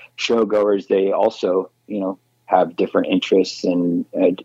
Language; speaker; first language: English; native; English